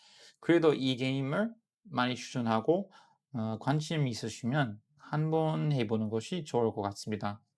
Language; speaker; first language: Korean; non-native, fluent; English